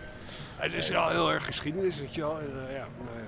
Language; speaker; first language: Dutch; native; Dutch